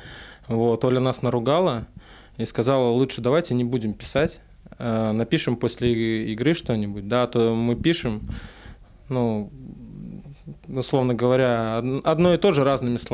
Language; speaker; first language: Russian; native; Russian